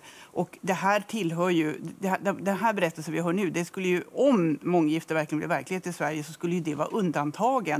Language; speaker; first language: Swedish; native; Swedish